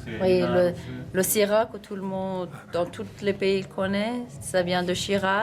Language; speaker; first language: French; non-native, fluent; Persian